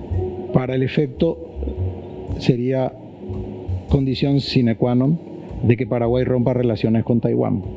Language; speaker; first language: Spanish; native; Spanish